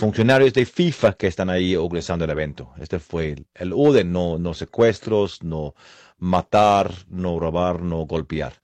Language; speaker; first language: Spanish; non-native, fluent; English